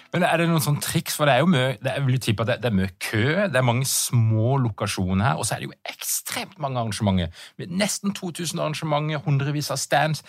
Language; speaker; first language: Norwegian; native; Norwegian